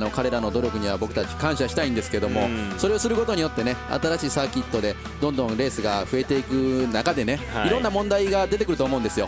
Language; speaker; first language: Japanese; native; Japanese